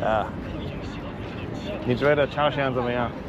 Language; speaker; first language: Chinese; non-native, learner; English